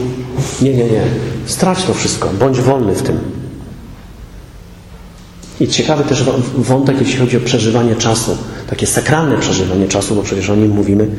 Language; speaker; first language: Polish; native; Polish